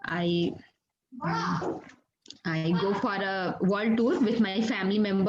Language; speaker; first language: English; non-native, learner; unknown